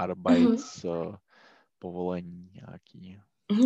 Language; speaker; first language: German; non-native, learner; Czech